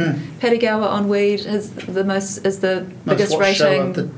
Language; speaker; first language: English; native; English